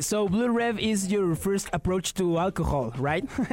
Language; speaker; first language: English; non-native, fluent; Spanish